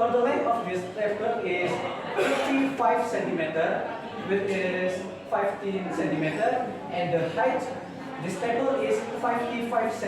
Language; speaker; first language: English; non-native, learner; Indonesian